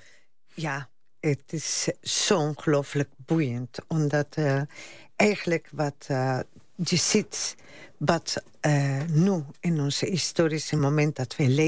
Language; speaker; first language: Dutch; non-native, fluent; Spanish